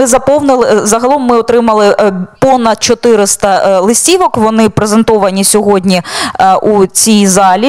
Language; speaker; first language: Ukrainian; native; Ukrainian